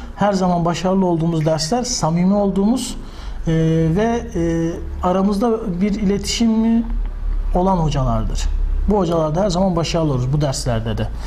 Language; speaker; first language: Turkish; native; Turkish